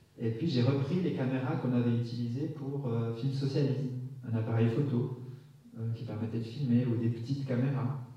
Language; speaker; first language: French; native; French